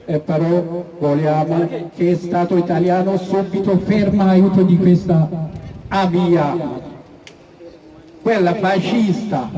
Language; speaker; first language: Italian; non-native, learner; Oromo